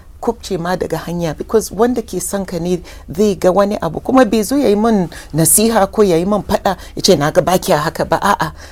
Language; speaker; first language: Hausa; non-native, local second language; English